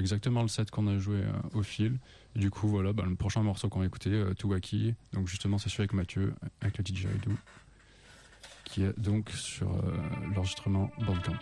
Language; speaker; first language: French; native; French